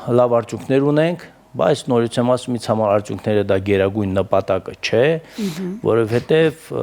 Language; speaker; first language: Armenian; native; Armenian